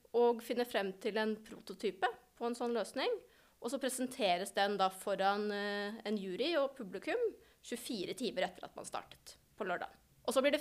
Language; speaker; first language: Norwegian; native; Norwegian